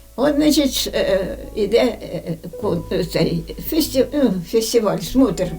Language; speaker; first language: Russian; non-native, local second language; Ukrainian